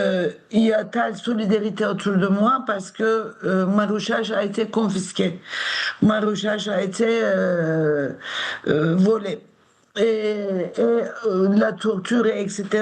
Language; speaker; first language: French; non-native, fluent; Turkish